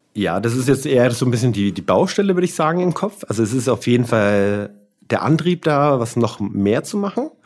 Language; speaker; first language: German; native; German